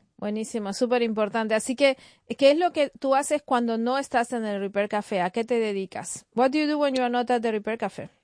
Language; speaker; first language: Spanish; native; Spanish